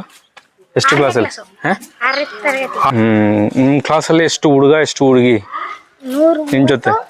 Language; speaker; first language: Kannada; non-native, learner; Malayalam